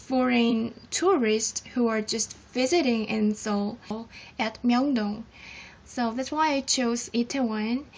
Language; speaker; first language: English; non-native, fluent; Korean